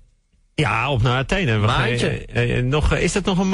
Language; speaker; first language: Dutch; native; Dutch